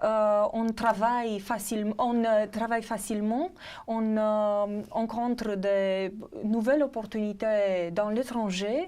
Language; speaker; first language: French; non-native, fluent; Romanian